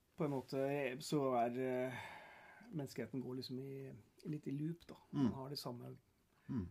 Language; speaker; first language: Norwegian; native; Norwegian